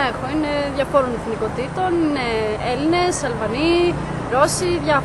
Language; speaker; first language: Greek; early bilingual, other home language; Albanian